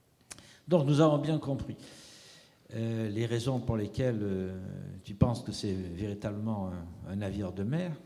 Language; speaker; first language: French; native; French